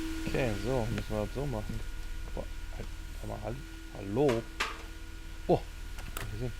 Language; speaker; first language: German; native; German